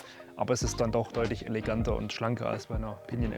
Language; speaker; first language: German; native; German